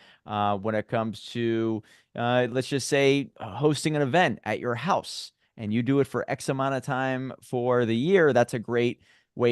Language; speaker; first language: English; native; English